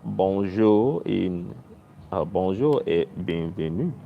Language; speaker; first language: French; non-native, learner; English